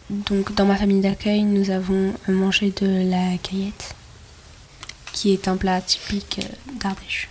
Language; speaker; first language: French; non-native, learner; Swedish